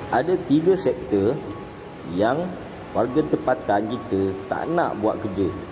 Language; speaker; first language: Malay; native; Malay